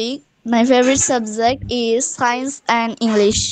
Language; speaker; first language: English; non-native, learner; Bangla